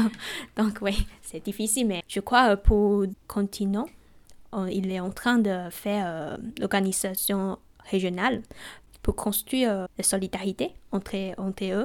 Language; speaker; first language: French; non-native, learner; Chinese